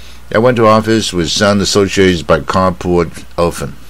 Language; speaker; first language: English; non-native, fluent; Chinese